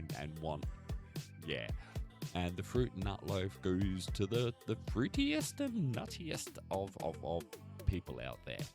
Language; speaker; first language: English; native; English